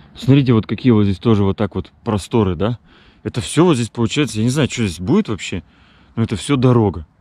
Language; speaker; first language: Russian; native; Russian